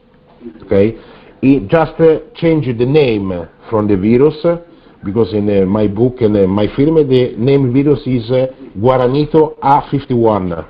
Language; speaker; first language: English; non-native, learner; Italian